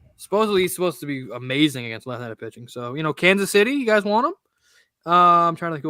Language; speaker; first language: English; native; English